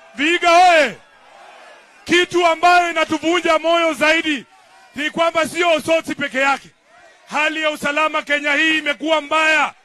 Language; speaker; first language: Swahili; non-native, local second language; Luyia